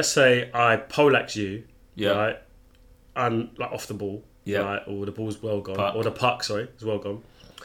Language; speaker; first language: English; native; English